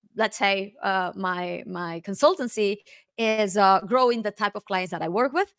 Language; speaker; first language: English; non-native, fluent; Spanish